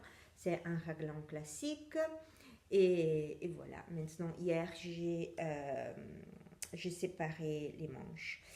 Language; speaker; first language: French; non-native, fluent; Italian